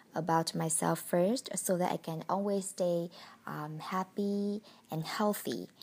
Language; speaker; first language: English; non-native, fluent; Vietnamese